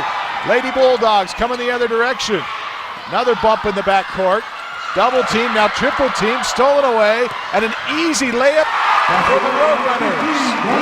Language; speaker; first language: English; native; English